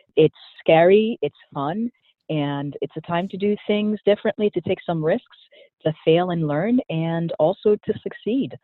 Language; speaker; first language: English; early bilingual, other home language; Haitian Creole